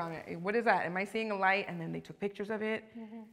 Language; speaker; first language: English; early bilingual, other home language; Spanish